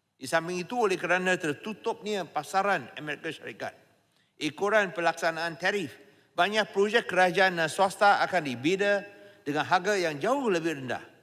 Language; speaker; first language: Malay; non-native, local second language; Chinese